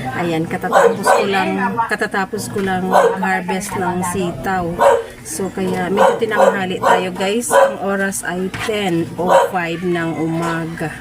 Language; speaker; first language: Filipino; non-native, local second language; Bikol